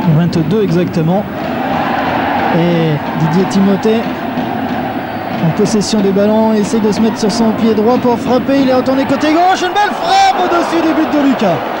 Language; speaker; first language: French; native; French